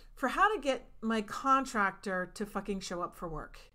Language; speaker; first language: English; native; English